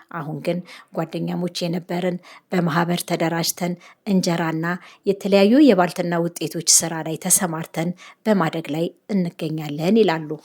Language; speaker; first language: Amharic; native; Amharic